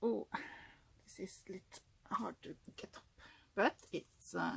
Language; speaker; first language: English; non-native, learner; Norwegian